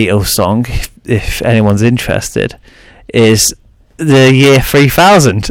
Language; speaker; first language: English; native; English